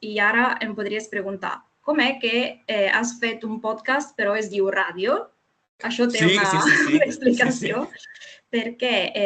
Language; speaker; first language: Catalan; non-native, fluent; Italian